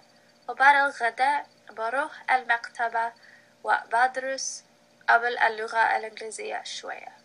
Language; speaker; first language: Arabic; non-native, learner; English